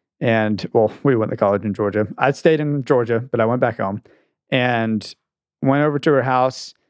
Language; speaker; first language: English; native; English